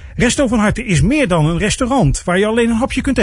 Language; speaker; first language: Dutch; native; Dutch